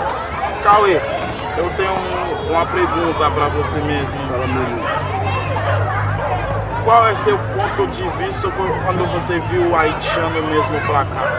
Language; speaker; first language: Portuguese; non-native, learner; Haitian Creole